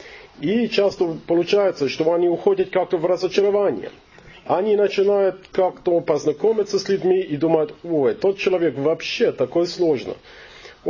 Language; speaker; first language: Russian; non-native, fluent; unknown